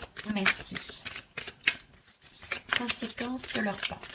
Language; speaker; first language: French; native; French